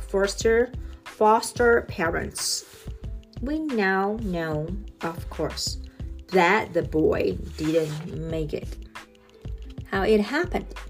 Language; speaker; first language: English; non-native, fluent; Chinese